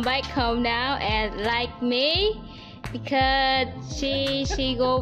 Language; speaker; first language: English; non-native, learner; Vietnamese